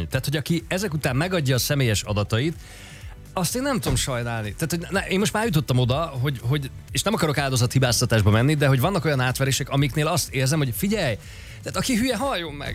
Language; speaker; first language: Hungarian; native; Hungarian